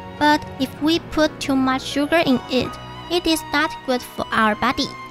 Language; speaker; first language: English; non-native, learner; Chinese